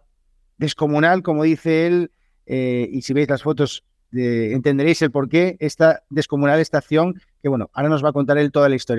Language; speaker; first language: Spanish; native; Spanish